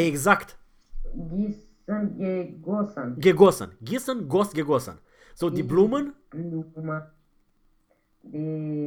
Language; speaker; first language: German; non-native, fluent; Romanian